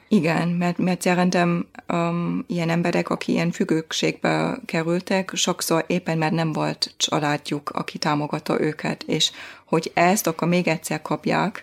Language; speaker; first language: Hungarian; non-native, fluent; German